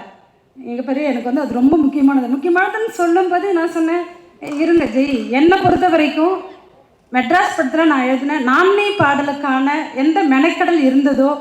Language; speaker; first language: Tamil; native; Tamil